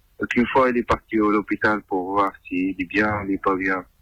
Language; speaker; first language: French; non-native, learner; Arabic